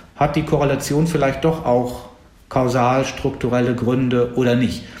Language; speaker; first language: German; native; German